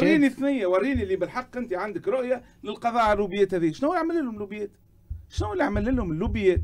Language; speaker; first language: Arabic; native; Arabic